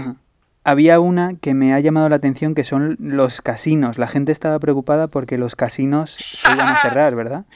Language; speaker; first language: Spanish; native; Spanish